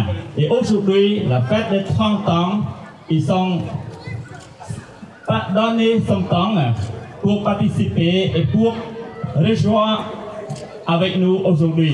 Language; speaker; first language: French; non-native, fluent; Khmer